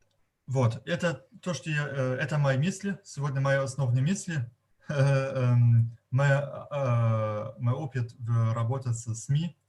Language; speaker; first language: Russian; non-native, fluent; German